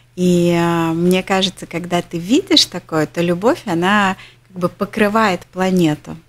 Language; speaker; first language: Russian; native; Russian